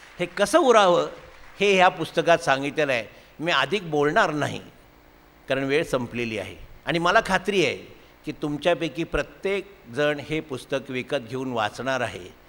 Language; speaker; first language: Marathi; native; Marathi